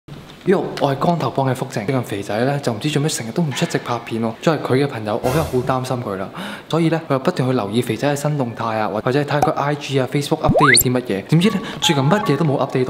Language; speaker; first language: Chinese; native; Chinese